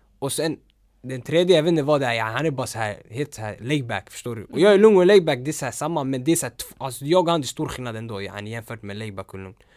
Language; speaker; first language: Swedish; early bilingual, other home language; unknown